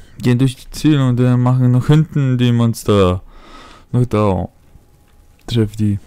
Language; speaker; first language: German; non-native, fluent; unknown